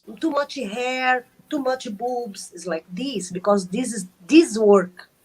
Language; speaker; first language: English; non-native, learner; Arabic